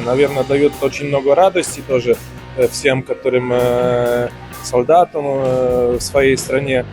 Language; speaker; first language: Russian; non-native, fluent; Polish